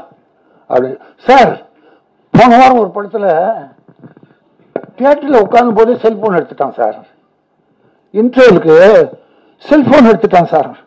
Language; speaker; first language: Tamil; native; Tamil